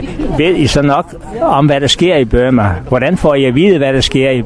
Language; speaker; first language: Danish; native; Danish